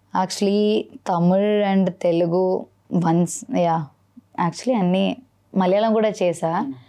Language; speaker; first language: Telugu; non-native, learner; Malayalam